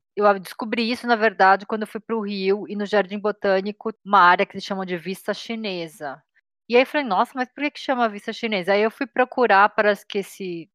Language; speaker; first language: Portuguese; native; Portuguese